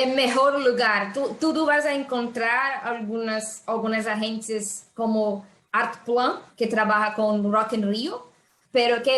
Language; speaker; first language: Spanish; non-native, fluent; Portuguese